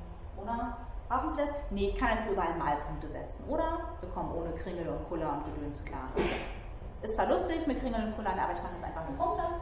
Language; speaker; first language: German; native; German